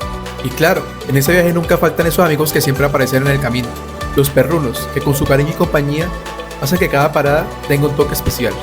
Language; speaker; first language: Spanish; native; Spanish